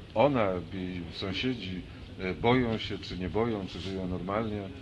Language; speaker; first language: Polish; native; Polish